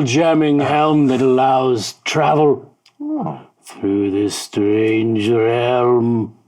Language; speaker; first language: English; native; English